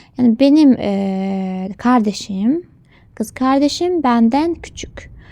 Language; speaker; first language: Turkish; non-native, local second language; Azerbaijani